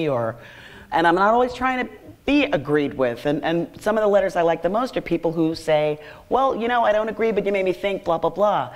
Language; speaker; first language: English; native; English